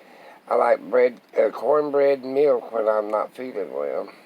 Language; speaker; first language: English; native; English